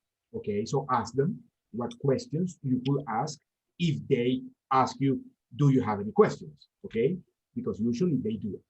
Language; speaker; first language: English; non-native, fluent; Spanish